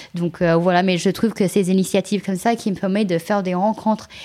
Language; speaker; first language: French; non-native, fluent; English